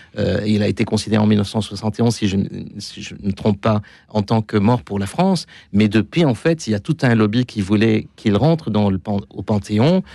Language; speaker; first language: French; non-native, local second language; Arabic